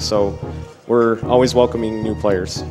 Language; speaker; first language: English; native; English